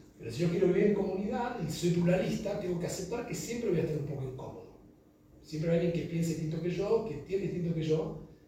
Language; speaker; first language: Spanish; native; Spanish